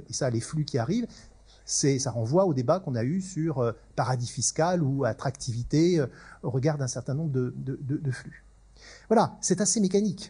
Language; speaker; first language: French; native; French